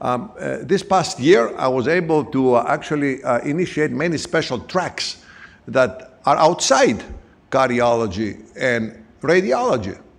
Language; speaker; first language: English; non-native, fluent; Greek